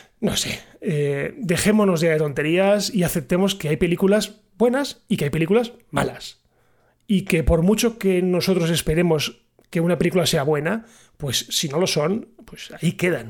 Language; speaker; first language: Spanish; native; Spanish